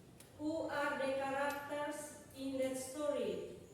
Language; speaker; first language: English; non-native, local second language; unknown